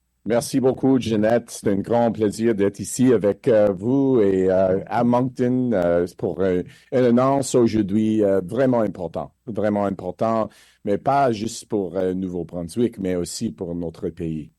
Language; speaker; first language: French; non-native, fluent; English